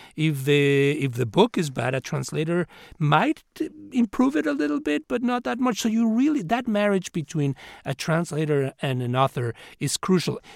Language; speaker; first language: English; non-native, fluent; Spanish